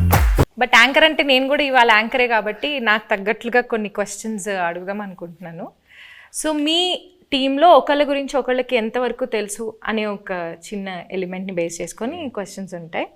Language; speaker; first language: Telugu; native; Telugu